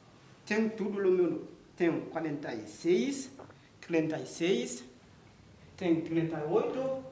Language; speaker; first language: Portuguese; non-native, learner; Haitian Creole